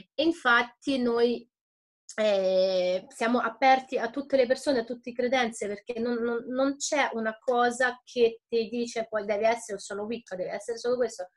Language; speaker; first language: Italian; non-native, fluent; Ukrainian